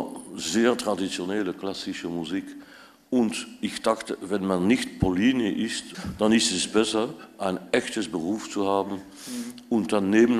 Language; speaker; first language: German; non-native, fluent; Dutch